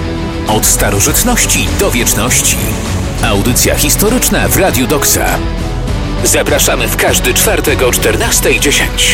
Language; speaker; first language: Polish; native; Polish